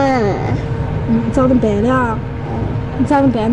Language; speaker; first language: Chinese; native; Chinese